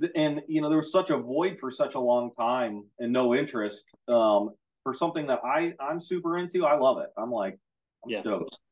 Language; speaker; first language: English; native; English